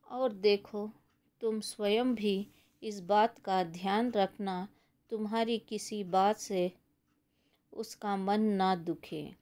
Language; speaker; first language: Hindi; non-native, local second language; Kannada